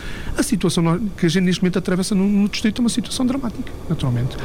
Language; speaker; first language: Portuguese; native; Portuguese